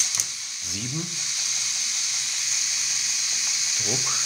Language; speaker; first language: German; native; German